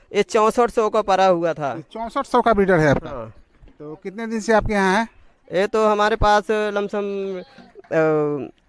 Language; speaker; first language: Hindi; native; Hindi